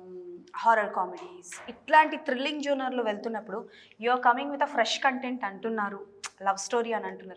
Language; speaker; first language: Telugu; native; Telugu